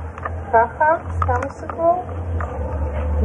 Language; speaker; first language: Hebrew; native; Hebrew